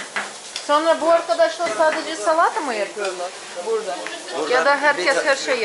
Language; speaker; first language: Turkish; non-native, learner; Russian